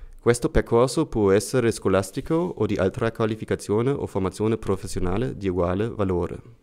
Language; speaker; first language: Italian; non-native, learner; German